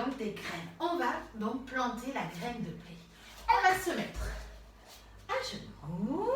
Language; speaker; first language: French; native; French